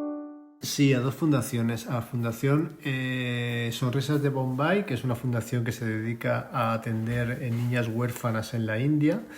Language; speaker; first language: Spanish; native; Spanish